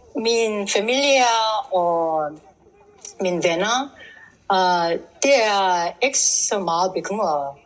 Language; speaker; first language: Danish; non-native, learner; Korean